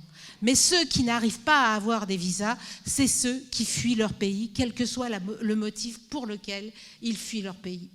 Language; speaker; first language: French; native; French